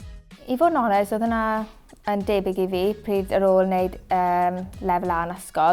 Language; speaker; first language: Welsh; native; Welsh